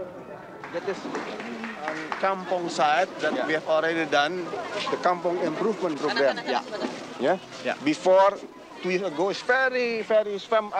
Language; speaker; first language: English; non-native, learner; Indonesian